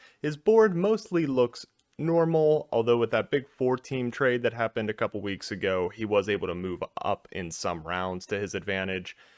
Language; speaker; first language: English; native; English